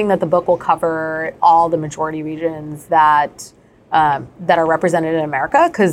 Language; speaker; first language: English; native; English